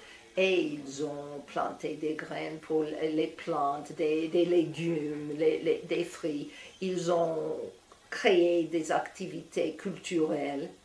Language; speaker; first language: French; non-native, fluent; English